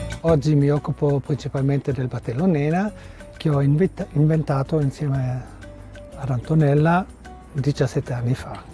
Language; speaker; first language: Italian; non-native, fluent; German